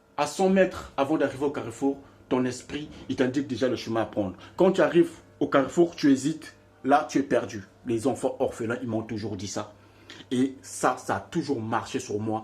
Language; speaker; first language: French; non-native, local second language; Lingala